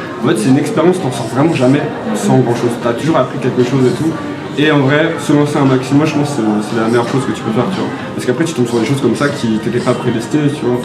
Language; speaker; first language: French; native; French